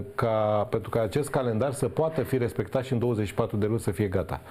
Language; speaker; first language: Romanian; native; Romanian